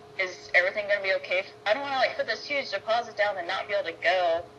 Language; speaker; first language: English; native; English